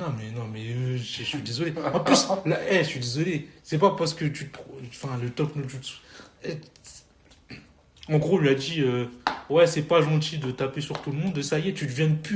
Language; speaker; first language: French; native; French